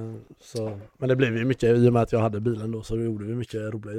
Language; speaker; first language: Swedish; native; Swedish